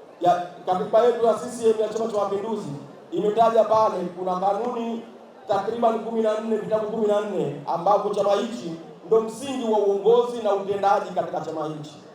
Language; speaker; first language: Swahili; native; Swahili